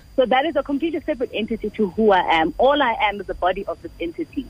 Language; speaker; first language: English; non-native, local second language; Xhosa